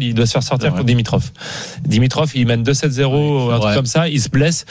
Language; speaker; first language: French; native; French